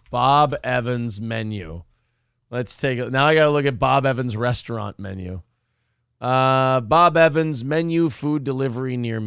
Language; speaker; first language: English; native; English